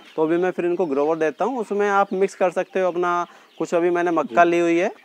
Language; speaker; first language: Hindi; native; Hindi